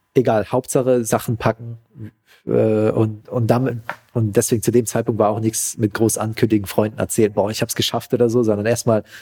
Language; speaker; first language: German; native; German